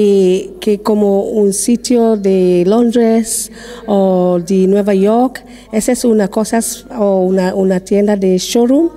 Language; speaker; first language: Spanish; non-native, learner; English